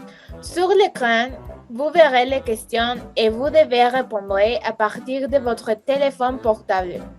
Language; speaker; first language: French; non-native, learner; Spanish